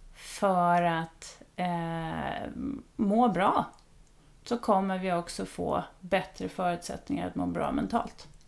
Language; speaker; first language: Swedish; native; Swedish